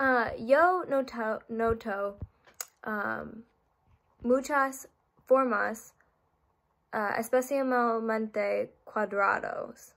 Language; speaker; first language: Spanish; non-native, learner; English